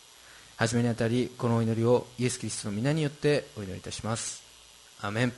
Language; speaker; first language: Japanese; native; Japanese